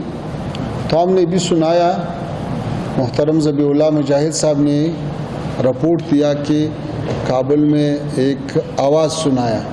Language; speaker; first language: Hindi; non-native, fluent; Pashto